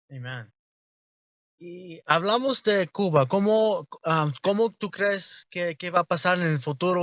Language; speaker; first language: Spanish; non-native, learner; English